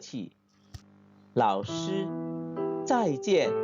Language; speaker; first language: Chinese; non-native, fluent; Indonesian